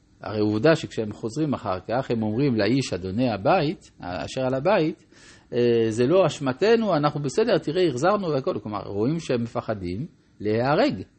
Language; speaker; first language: Hebrew; non-native, fluent; French